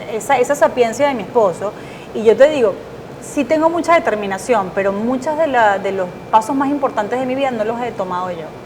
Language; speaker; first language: Spanish; native; Spanish